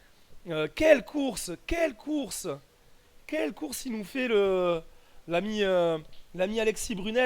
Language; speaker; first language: French; native; French